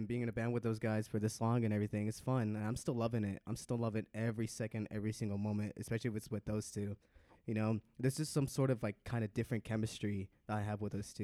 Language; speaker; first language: English; native; English